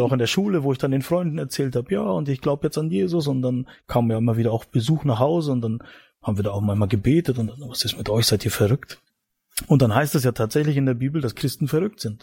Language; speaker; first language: German; native; German